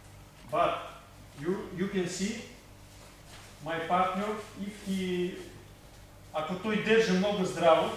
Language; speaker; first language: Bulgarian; non-native, learner; Russian